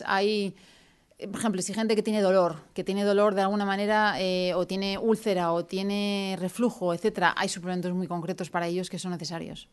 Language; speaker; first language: Spanish; native; Spanish